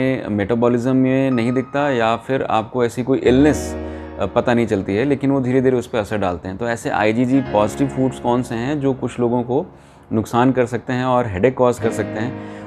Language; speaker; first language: Hindi; native; Hindi